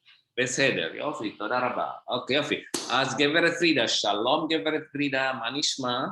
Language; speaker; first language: Hebrew; non-native, fluent; Indonesian